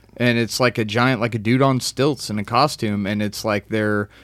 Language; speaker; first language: English; early bilingual, other home language; Romanian